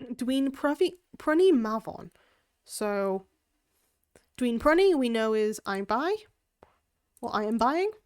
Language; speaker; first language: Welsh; non-native, learner; English